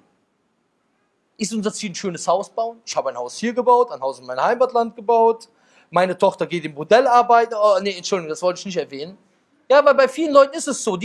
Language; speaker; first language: German; native; German